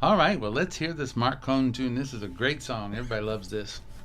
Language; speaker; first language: English; native; English